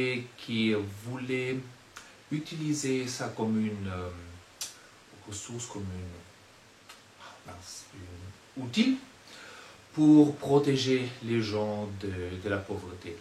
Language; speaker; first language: French; non-native, fluent; German